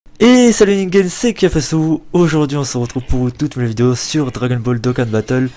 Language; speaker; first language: French; native; French